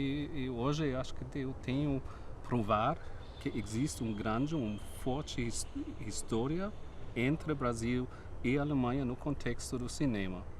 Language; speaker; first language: Portuguese; non-native, fluent; German